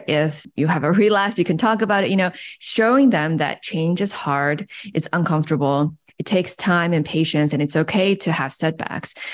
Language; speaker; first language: English; early bilingual, other home language; Chinese